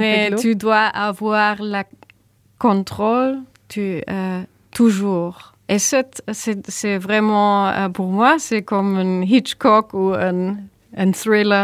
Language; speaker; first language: French; non-native, learner; German